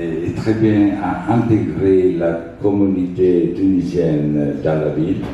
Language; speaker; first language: French; non-native, fluent; Italian